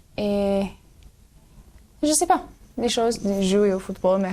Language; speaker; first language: French; non-native, learner; English